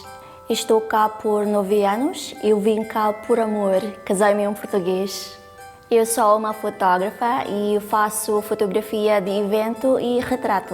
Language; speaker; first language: Portuguese; non-native, fluent; Cebuano